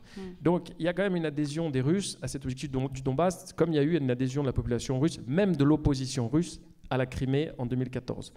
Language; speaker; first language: French; native; French